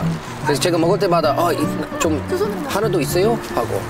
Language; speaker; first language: Korean; non-native, fluent; English